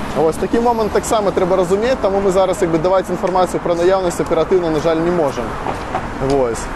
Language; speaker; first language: Belarusian; non-native, local second language; Russian